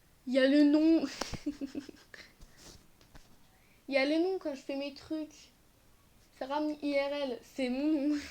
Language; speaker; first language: French; native; French